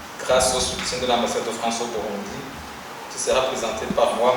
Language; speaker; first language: French; non-native, local second language; Rundi